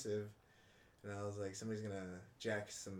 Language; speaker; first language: English; early bilingual, other home language; Indonesian